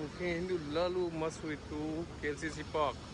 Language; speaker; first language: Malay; non-native, learner; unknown